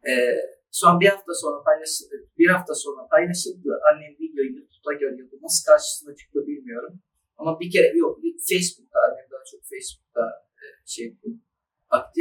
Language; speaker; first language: Turkish; early bilingual, other home language; Arabic